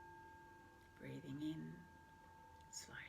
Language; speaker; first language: English; native; English